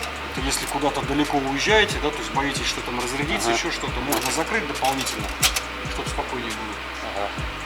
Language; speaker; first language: Russian; native; Russian